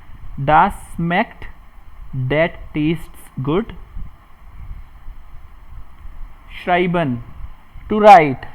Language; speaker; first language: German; non-native, fluent; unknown